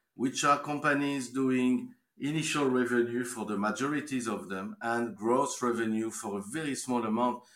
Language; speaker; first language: English; non-native, fluent; French